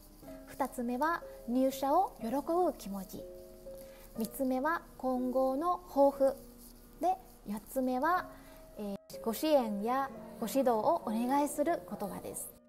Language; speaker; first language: Japanese; non-native, fluent; Vietnamese